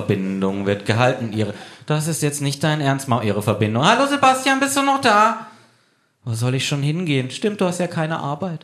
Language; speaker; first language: German; native; German